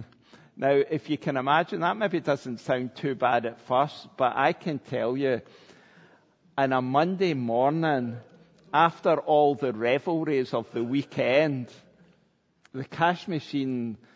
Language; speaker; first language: English; native; English